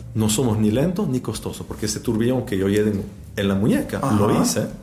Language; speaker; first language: Spanish; non-native, fluent; French